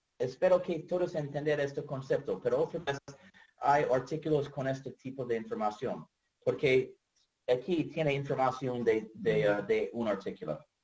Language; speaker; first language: Spanish; non-native, learner; English